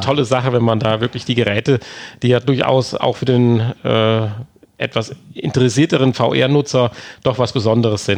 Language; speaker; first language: German; native; German